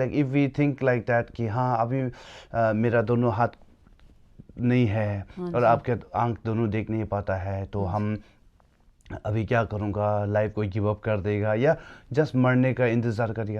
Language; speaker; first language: Hindi; non-native, local second language; Tibetan